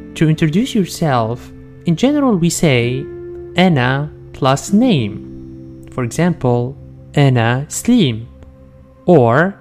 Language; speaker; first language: English; non-native, fluent; Arabic